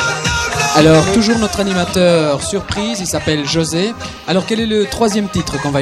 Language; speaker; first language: French; native; French